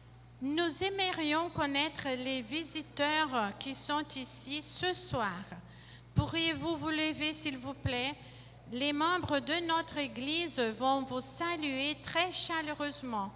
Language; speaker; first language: French; non-native, fluent; Portuguese